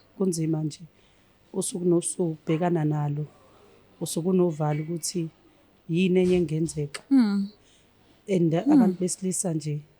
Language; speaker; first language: Zulu; native; Zulu